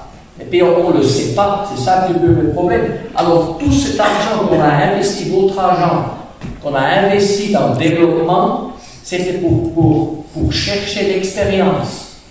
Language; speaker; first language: French; non-native, fluent; German